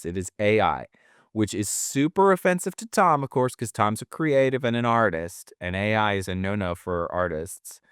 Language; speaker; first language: English; native; English